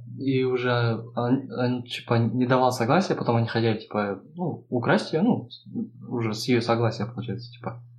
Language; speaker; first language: Russian; non-native, local second language; Kazakh